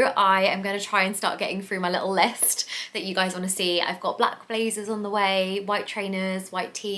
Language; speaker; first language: English; native; English